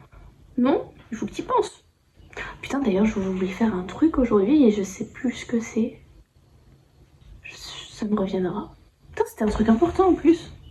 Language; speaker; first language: French; native; French